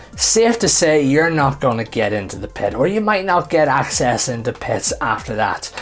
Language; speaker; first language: English; native; English